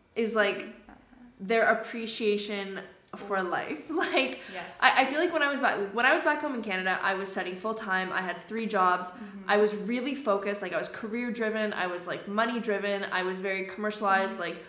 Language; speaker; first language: English; native; English